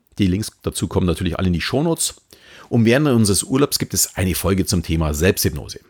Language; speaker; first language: German; native; German